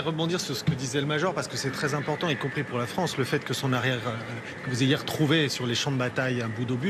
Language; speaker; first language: French; native; French